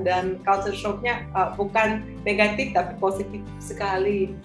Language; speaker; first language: Indonesian; non-native, fluent; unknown